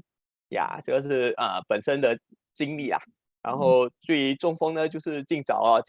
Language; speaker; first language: Chinese; native; Chinese